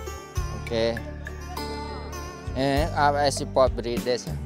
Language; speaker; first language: Portuguese; non-native, learner; Vietnamese